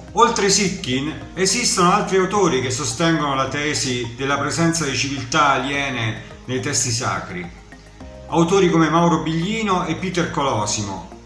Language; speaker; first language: Italian; native; Italian